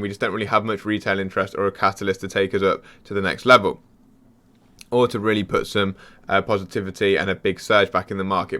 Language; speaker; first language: English; native; English